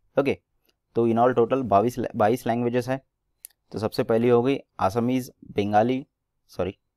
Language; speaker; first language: Hindi; non-native, local second language; Marathi